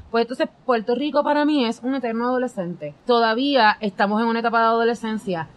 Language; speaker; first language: Spanish; native; Spanish